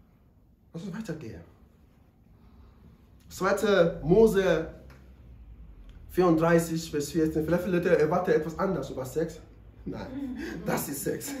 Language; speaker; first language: German; non-native, learner; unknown